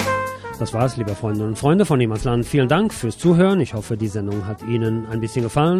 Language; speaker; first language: German; native; German